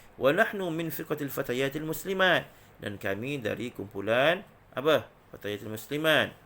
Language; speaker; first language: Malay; native; Malay